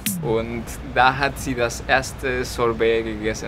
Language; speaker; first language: German; non-native, fluent; Spanish